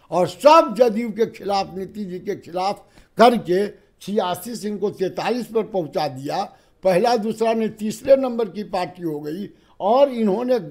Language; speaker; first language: Hindi; native; Hindi